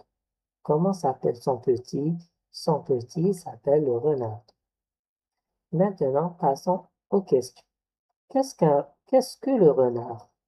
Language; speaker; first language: French; non-native, local second language; Arabic